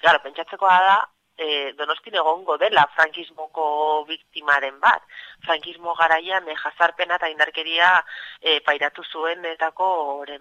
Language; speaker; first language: Basque; native; Basque